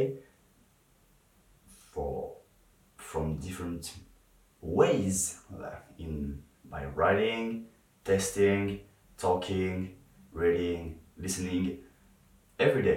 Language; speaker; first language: English; non-native, fluent; French